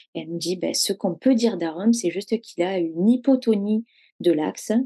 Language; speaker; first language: French; native; French